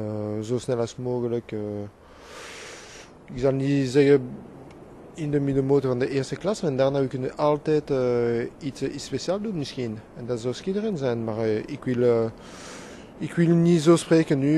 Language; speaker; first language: Dutch; non-native, local second language; French